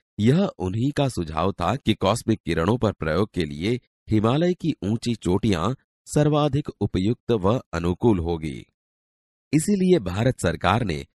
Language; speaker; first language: Hindi; non-native, local second language; Gujarati